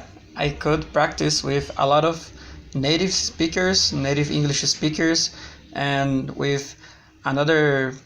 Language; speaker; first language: English; non-native, learner; Portuguese